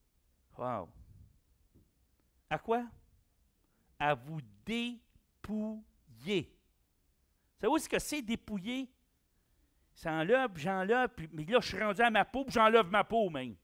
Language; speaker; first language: French; native; French